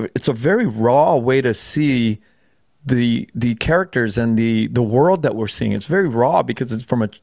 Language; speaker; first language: English; native; English